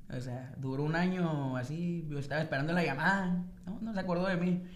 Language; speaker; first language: Spanish; native; Spanish